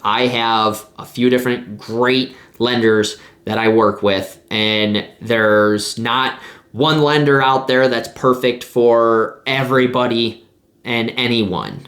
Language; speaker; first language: English; native; English